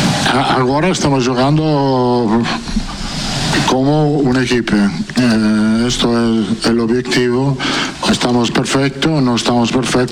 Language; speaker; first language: Portuguese; non-native, fluent; Italian